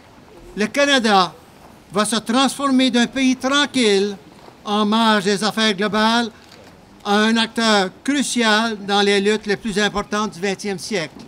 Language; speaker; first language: French; native; French